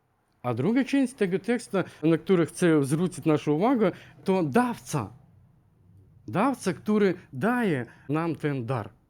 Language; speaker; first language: Polish; non-native, learner; Ukrainian